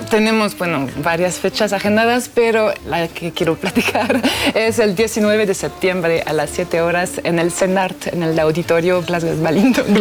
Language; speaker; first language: Spanish; non-native, fluent; French